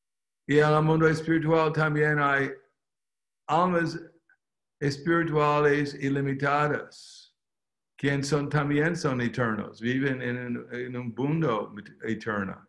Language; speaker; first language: Spanish; non-native, fluent; English